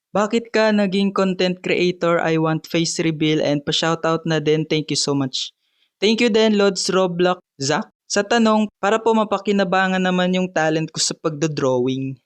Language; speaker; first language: Filipino; non-native, local second language; Bikol